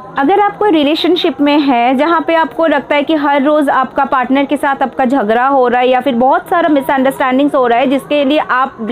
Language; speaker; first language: Hindi; non-native, local second language; Bangla